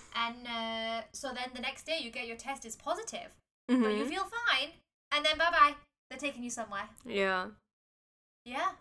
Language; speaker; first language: English; native; English